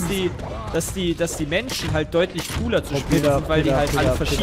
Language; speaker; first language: German; native; German